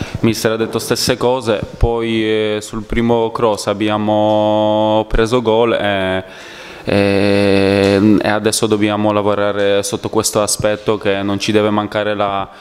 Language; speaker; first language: Italian; non-native, fluent; Polish